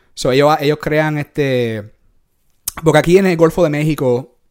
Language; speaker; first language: Spanish; early bilingual, heritage; Spanish